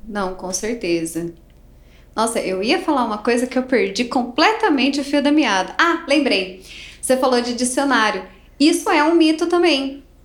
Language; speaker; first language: Portuguese; native; Portuguese